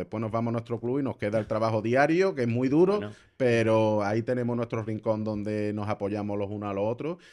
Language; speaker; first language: Spanish; native; Spanish